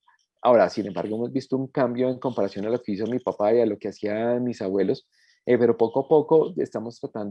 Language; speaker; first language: Spanish; native; Spanish